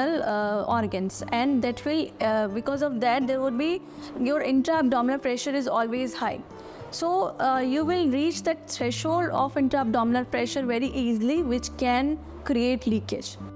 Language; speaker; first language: English; non-native, local second language; Hindi